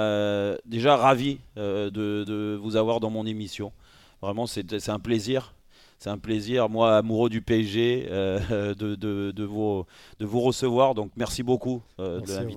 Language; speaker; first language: French; native; French